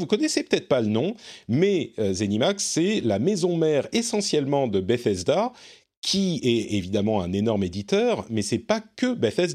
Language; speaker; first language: French; native; French